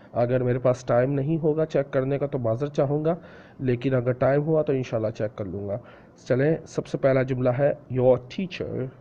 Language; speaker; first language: Hindi; non-native, local second language; Punjabi